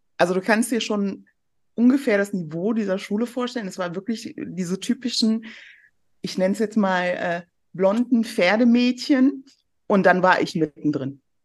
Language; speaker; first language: German; early bilingual, other home language; Persian